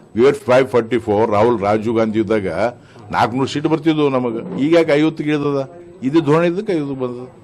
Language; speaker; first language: Kannada; non-native, local second language; Lambadi